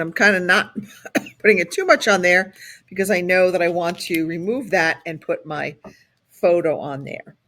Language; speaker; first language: English; native; English